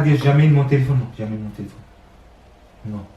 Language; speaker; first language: French; non-native, learner; Sinhala